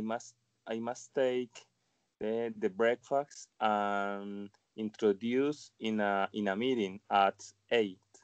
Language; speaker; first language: English; non-native, learner; Spanish